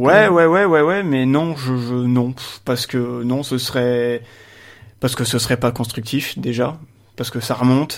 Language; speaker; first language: French; native; French